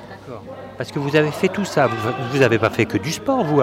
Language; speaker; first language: French; native; French